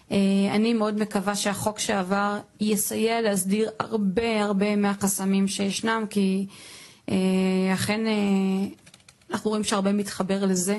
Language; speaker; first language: Hebrew; native; Hebrew